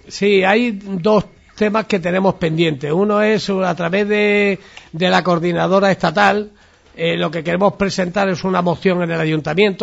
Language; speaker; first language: Spanish; native; Spanish